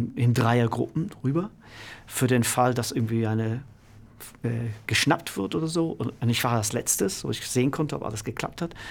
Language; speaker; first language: German; non-native, fluent; English